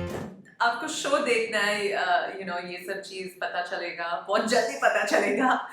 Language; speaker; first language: Hindi; non-native, local second language; English